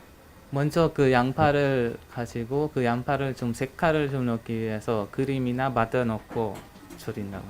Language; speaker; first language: Korean; non-native, learner; Hungarian